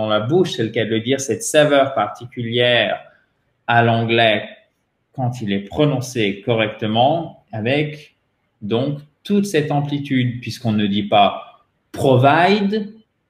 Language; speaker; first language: French; native; French